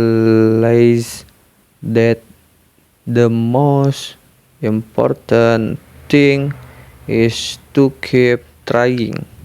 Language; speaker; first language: English; non-native, learner; Indonesian